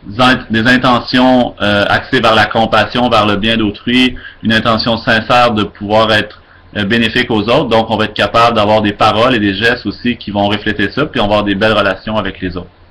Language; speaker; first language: French; native; French